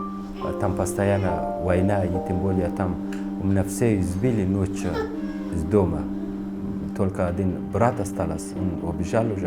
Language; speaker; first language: Russian; non-native, learner; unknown